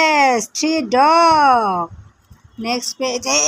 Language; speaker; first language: English; non-native, learner; Bangla